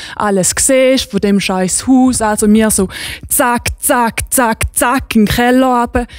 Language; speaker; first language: German; native; German